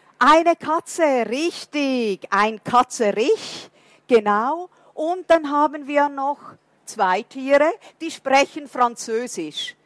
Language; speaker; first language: German; non-native, fluent; Portuguese